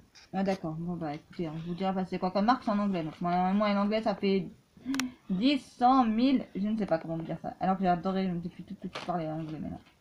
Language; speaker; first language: French; native; French